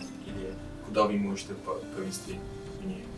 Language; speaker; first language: Russian; non-native, learner; Turkish